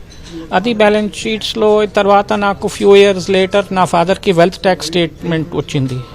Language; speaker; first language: Telugu; early bilingual, heritage; Telugu